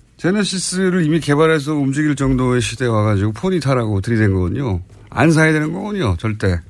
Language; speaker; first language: Korean; native; Korean